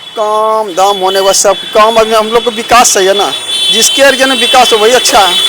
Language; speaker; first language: Hindi; native; Hindi